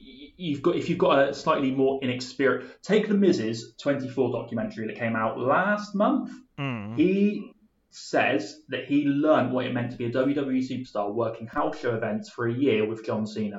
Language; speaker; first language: English; native; English